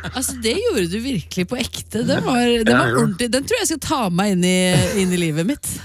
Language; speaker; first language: Norwegian; native; Norwegian